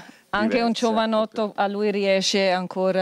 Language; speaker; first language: Italian; non-native, fluent; German